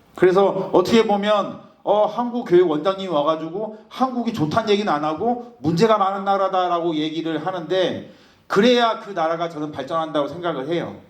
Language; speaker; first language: Korean; native; Korean